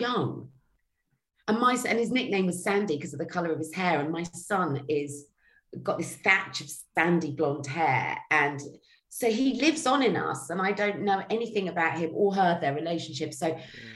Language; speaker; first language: English; native; English